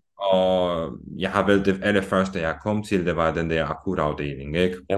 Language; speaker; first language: Danish; non-native, fluent; Romanian